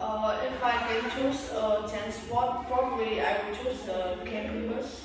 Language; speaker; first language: English; non-native, learner; Vietnamese